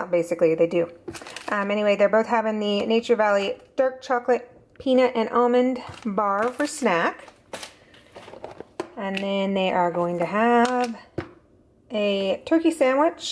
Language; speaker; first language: English; native; English